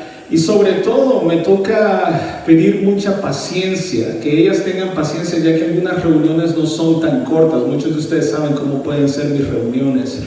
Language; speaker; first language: Spanish; early bilingual, heritage; Spanish